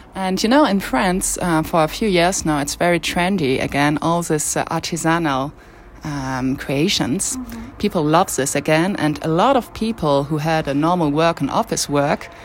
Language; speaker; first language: English; non-native, fluent; French